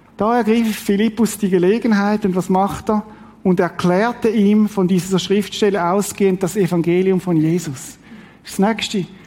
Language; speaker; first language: German; native; German